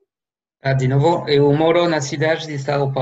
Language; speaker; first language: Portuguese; non-native, learner; French